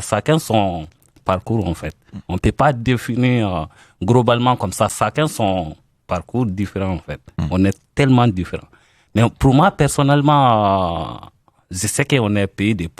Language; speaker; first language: French; non-native, learner; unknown